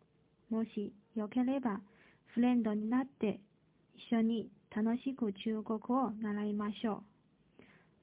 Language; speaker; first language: Japanese; non-native, fluent; Chinese